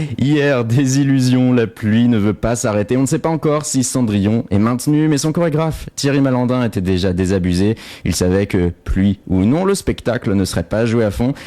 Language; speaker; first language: French; native; French